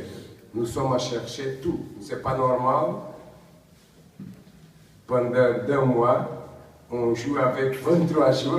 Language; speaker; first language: French; non-native, learner; Portuguese